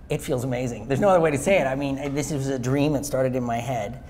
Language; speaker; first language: English; native; English